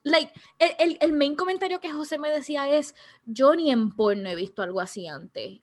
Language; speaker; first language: Spanish; early bilingual, heritage; Spanish